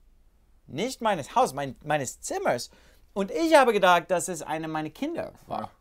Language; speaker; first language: German; non-native, learner; English